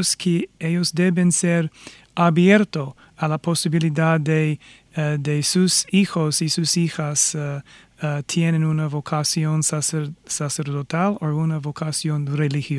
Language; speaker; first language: Spanish; non-native, fluent; English